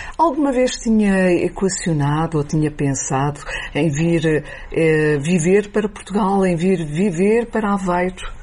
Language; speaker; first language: Portuguese; native; Portuguese